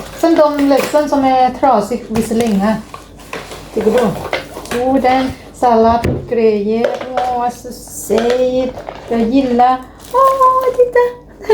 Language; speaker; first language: Swedish; non-native, learner; Thai